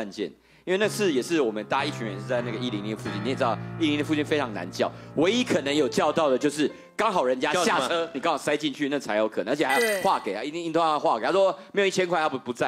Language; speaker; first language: Chinese; native; Chinese